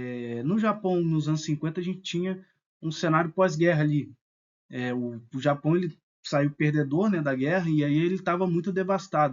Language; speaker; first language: Portuguese; native; Portuguese